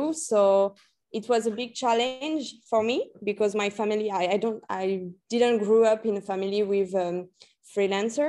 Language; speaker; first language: English; non-native, learner; French